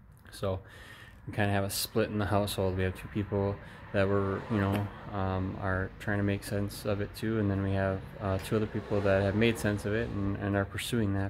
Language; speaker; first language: English; native; English